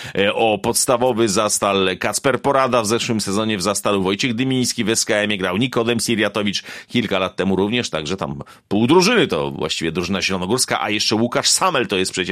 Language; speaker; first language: Polish; native; Polish